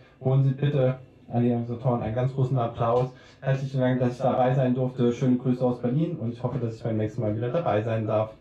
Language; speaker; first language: German; native; German